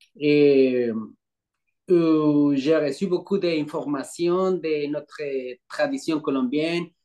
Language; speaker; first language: French; non-native, learner; Spanish